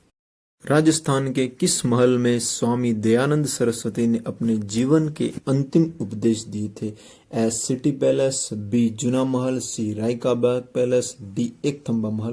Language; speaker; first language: Hindi; native; Hindi